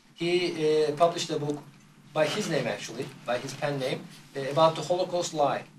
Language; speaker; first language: English; non-native, fluent; Turkish